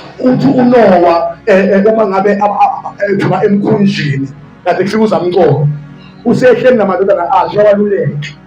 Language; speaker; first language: Zulu; native; Zulu